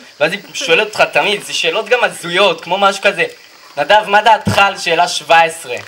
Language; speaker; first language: Hebrew; native; Hebrew